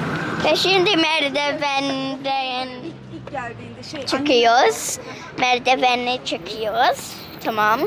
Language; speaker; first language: Turkish; early bilingual, heritage; Turkish